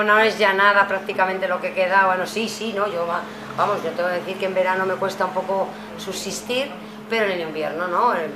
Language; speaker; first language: Spanish; native; Spanish